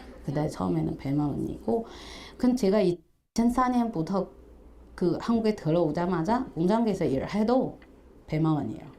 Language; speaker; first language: Korean; non-native, local second language; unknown